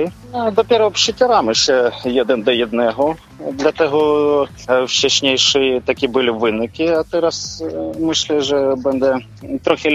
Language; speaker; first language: Polish; non-native, learner; Ukrainian